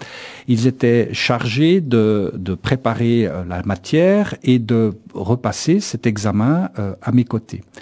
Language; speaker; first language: French; native; French